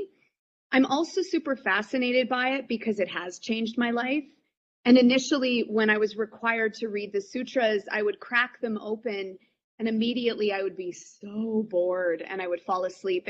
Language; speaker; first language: English; native; English